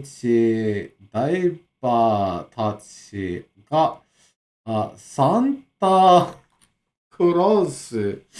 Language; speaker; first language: Japanese; non-native, learner; English